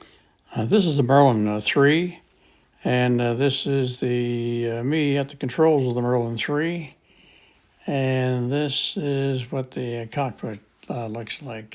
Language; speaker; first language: English; native; English